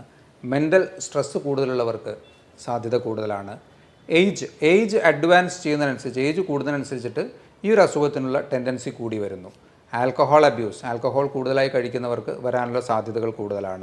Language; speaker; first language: Malayalam; native; Malayalam